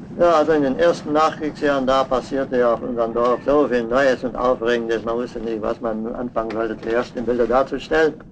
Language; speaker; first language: German; non-native, local second language; Upper Sorbian